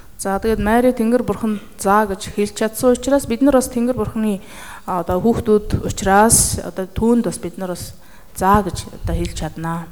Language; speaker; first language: Mongolian; native; Mongolian